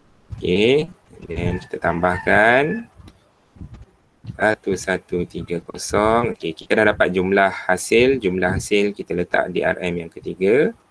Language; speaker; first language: Malay; native; Malay